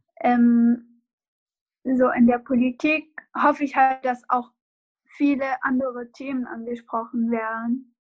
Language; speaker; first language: German; non-native, fluent; Arabic